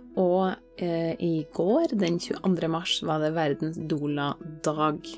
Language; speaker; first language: Norwegian; native; Norwegian